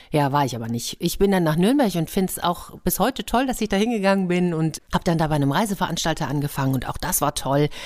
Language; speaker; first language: German; native; German